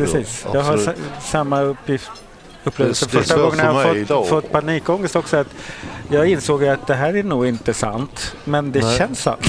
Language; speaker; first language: Swedish; native; Swedish